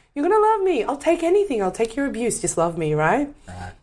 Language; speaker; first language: English; native; English